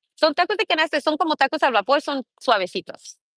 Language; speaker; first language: Spanish; early bilingual, heritage; Spanish